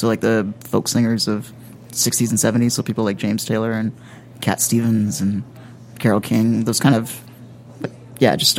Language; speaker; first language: English; native; English